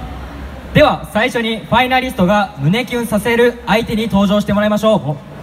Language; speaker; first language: Japanese; native; Japanese